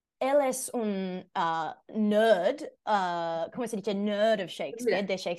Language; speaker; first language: Spanish; non-native, learner; English